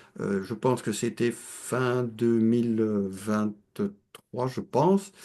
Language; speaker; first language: French; native; French